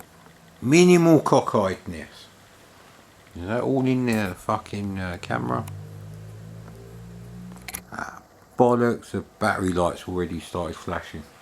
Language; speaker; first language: English; native; English